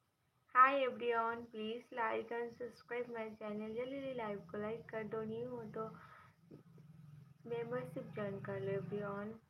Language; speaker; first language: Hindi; non-native, local second language; Bangla